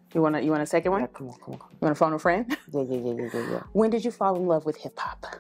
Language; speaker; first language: English; native; English